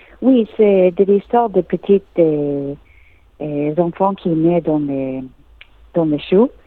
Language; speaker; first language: French; non-native, learner; English